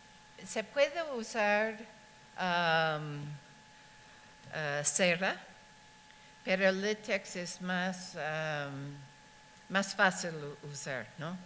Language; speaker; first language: Spanish; non-native, fluent; English